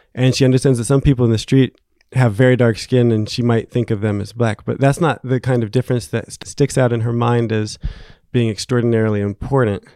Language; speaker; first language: English; native; English